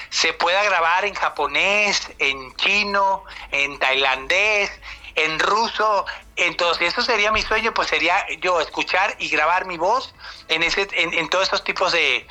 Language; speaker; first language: Spanish; native; Spanish